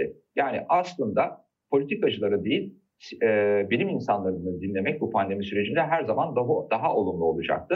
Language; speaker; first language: Turkish; native; Turkish